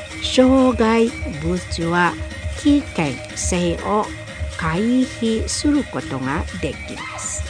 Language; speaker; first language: Japanese; non-native, learner; Indonesian